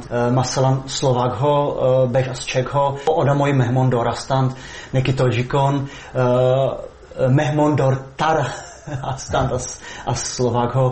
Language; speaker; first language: Persian; non-native, learner; Czech